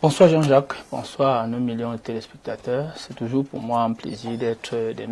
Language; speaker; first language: French; native; French